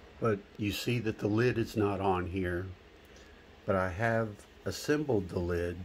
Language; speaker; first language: English; native; English